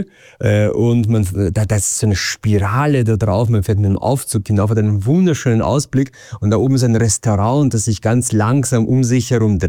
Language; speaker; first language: German; native; German